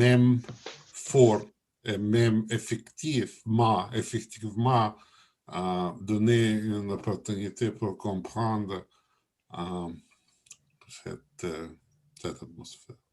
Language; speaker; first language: French; non-native, learner; Russian